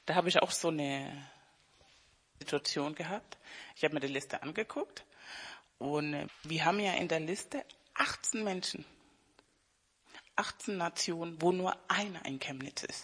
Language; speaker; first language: German; non-native, fluent; Spanish